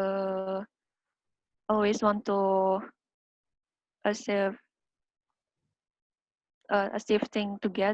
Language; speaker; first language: English; non-native, learner; Indonesian